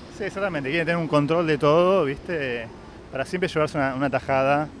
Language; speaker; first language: Spanish; native; Spanish